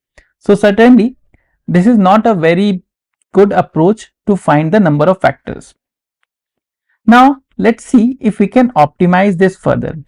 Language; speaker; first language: English; non-native, local second language; Hindi